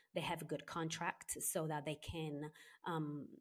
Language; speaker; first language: English; non-native, fluent; Italian